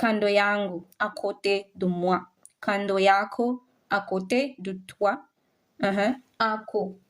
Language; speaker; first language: French; non-native, local second language; Swahili